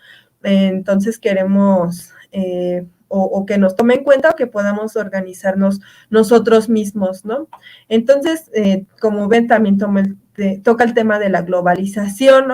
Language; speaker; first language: Spanish; native; Spanish